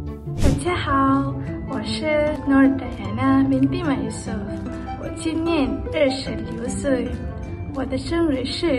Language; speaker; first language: Chinese; non-native, learner; Malay